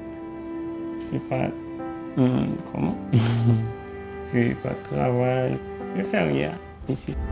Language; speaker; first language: French; non-native, learner; Haitian Creole